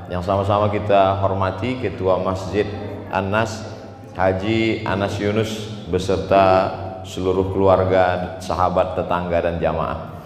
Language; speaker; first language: Indonesian; native; Indonesian